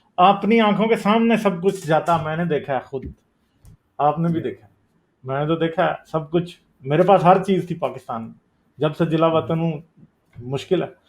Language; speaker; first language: Urdu; native; Urdu